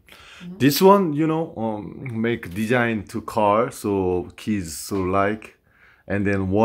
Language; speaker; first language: English; non-native, learner; Korean